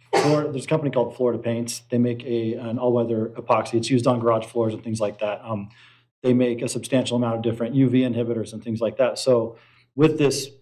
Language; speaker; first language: English; native; English